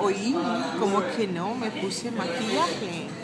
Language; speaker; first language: Spanish; non-native, fluent; Papiamento